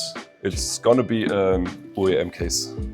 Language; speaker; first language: English; non-native, fluent; German